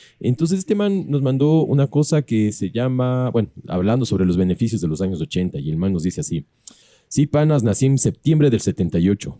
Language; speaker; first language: Spanish; native; Spanish